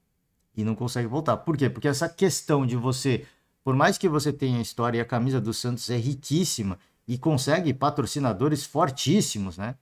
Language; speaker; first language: Portuguese; native; Portuguese